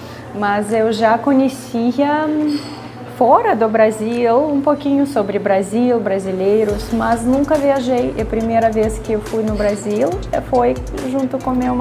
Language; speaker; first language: Portuguese; non-native, fluent; Russian